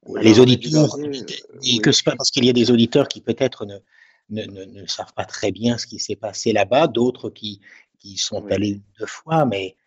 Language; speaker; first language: French; native; French